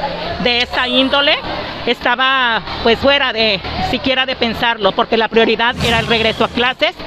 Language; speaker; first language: Spanish; native; Spanish